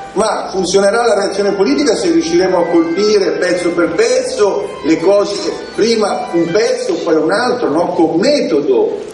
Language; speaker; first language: Italian; native; Italian